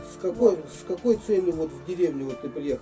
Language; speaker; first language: Russian; native; Russian